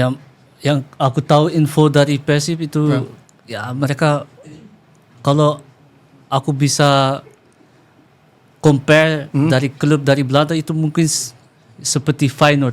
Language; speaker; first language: Indonesian; early bilingual, heritage; Dutch